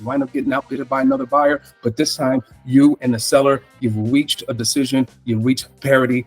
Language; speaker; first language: English; native; English